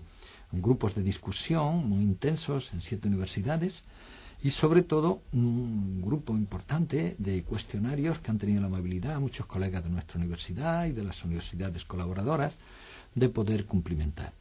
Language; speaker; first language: Spanish; native; Spanish